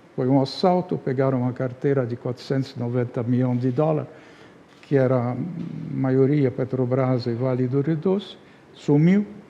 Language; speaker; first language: Portuguese; non-native, fluent; Arabic